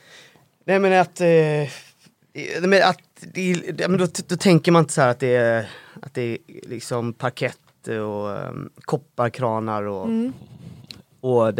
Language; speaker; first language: Swedish; native; Swedish